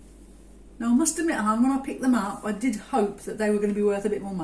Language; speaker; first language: English; native; English